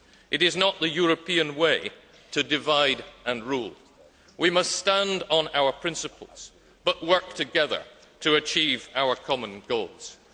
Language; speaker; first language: English; native; English